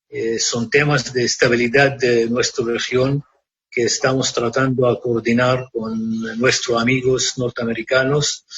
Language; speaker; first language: Spanish; non-native, fluent; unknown